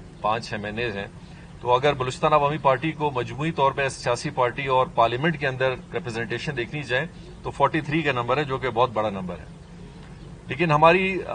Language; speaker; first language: Urdu; non-native, local second language; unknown